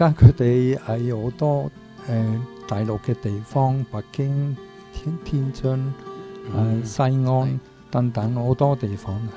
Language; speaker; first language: Cantonese; non-native, fluent; Italian